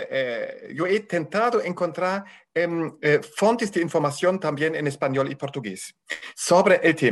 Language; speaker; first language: Spanish; non-native, fluent; German